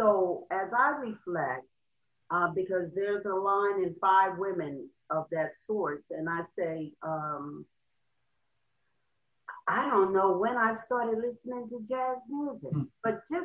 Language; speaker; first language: English; native; English